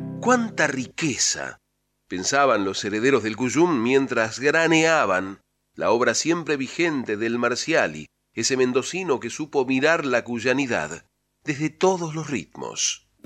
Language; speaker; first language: Spanish; native; Spanish